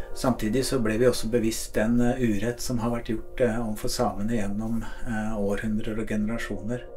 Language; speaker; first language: Norwegian; native; Norwegian